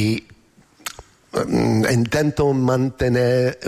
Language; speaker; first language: Spanish; non-native, learner; English